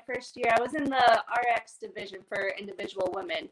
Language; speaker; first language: English; native; English